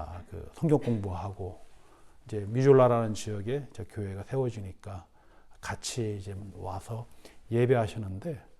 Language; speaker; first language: Korean; native; Korean